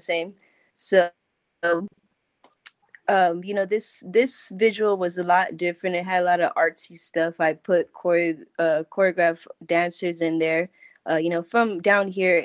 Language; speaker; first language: English; native; English